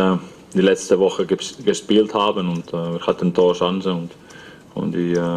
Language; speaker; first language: German; non-native, fluent; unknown